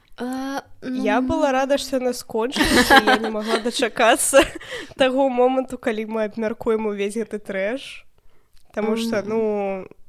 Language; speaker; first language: Belarusian; non-native, local second language; Russian